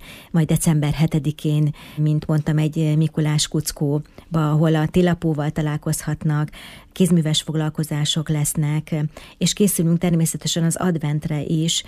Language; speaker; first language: Hungarian; native; Hungarian